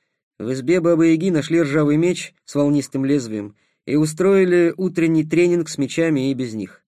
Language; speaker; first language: Russian; native; Russian